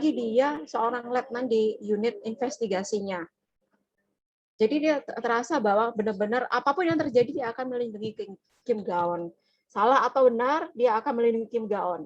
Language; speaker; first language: Indonesian; native; Indonesian